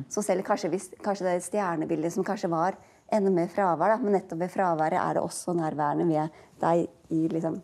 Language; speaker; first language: Norwegian; native; Norwegian